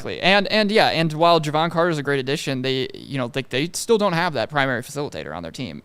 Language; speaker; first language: English; native; English